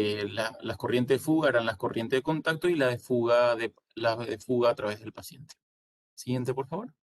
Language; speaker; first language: Spanish; native; Spanish